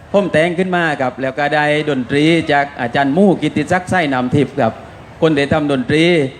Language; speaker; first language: Thai; native; Thai